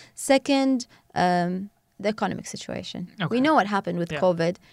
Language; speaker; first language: English; non-native, fluent; Arabic